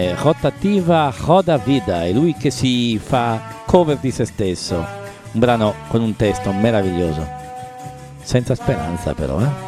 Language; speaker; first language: Italian; native; Italian